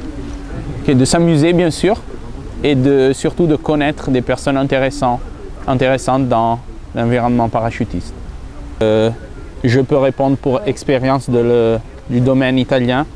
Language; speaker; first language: French; non-native, fluent; Italian